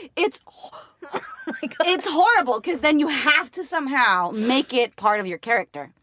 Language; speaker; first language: English; non-native, fluent; Spanish